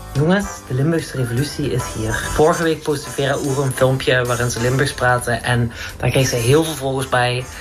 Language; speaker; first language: Dutch; native; Dutch